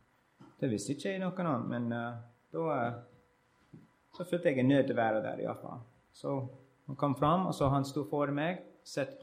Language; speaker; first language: Norwegian; non-native, learner; English